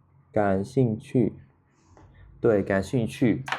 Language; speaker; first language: Chinese; non-native, fluent; Khmer